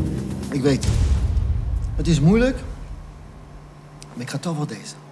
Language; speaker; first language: Dutch; non-native, fluent; French